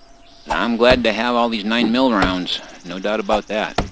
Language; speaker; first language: English; native; English